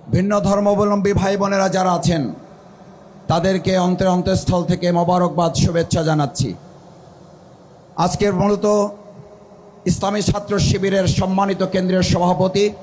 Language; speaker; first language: Bangla; native; Bangla